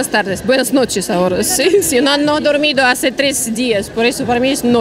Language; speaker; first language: Spanish; non-native, learner; Russian